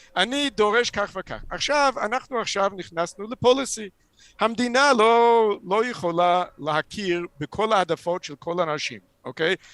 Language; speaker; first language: Hebrew; non-native, fluent; English